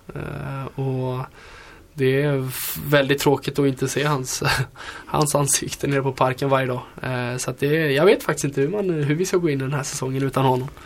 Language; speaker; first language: Swedish; native; Swedish